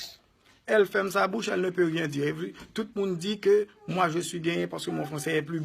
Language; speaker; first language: French; non-native, local second language; Haitian Creole